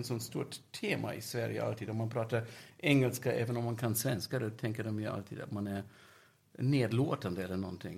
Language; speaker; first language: English; non-native, fluent; German